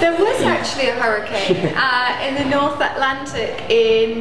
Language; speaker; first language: English; native; English